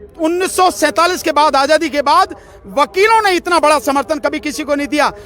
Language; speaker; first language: Hindi; native; Hindi